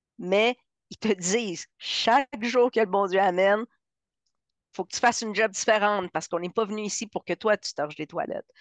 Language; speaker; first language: French; early bilingual, other home language; Spanish